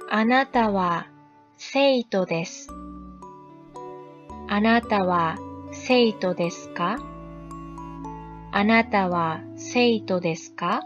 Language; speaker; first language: Japanese; non-native, fluent; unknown